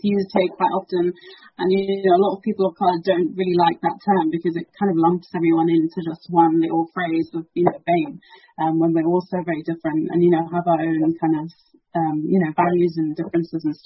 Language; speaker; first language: English; early bilingual, other home language; Persian